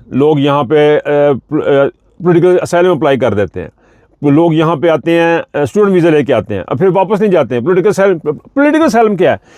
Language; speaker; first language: Urdu; non-native, local second language; Punjabi